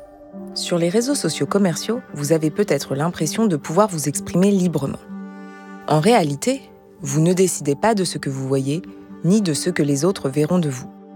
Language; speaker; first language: French; native; French